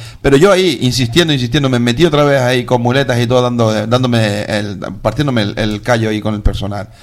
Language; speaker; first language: Spanish; native; Spanish